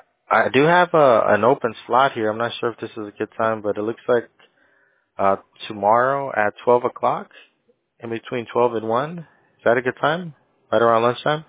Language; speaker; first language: English; early bilingual, other home language; Spanish